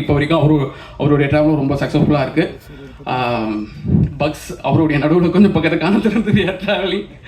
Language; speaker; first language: Tamil; native; Tamil